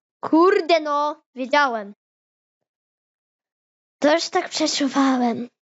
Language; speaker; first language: Polish; native; Polish